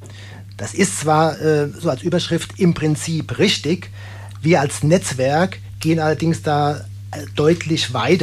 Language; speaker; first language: German; native; German